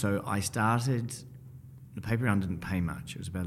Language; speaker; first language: English; native; English